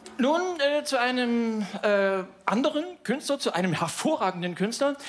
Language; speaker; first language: German; native; German